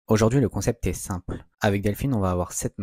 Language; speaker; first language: French; native; French